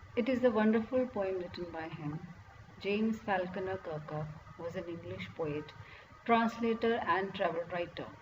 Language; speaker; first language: English; non-native, local second language; Punjabi